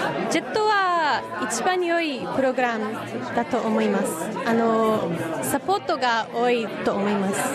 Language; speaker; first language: Japanese; non-native, learner; English